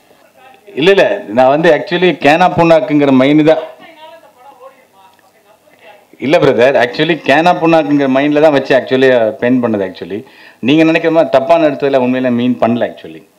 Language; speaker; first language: Tamil; native; Tamil